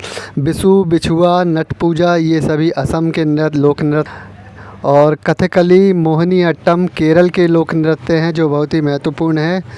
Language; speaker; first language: Hindi; native; Hindi